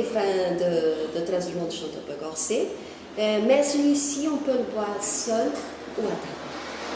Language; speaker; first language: French; non-native, fluent; Portuguese